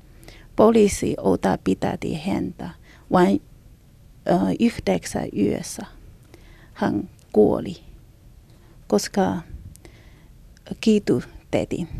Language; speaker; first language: Finnish; non-native, learner; Chinese